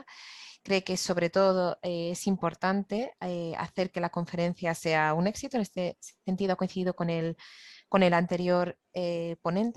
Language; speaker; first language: Spanish; native; Spanish